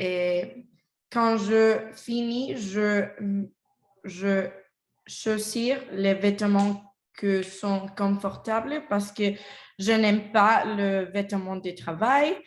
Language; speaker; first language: French; non-native, learner; Spanish